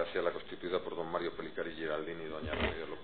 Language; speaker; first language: Spanish; native; Spanish